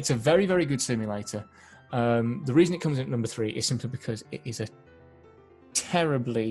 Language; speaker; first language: English; native; English